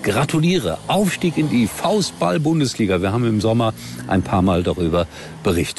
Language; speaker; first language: German; native; German